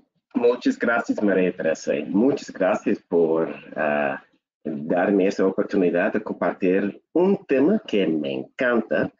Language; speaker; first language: Spanish; non-native, learner; English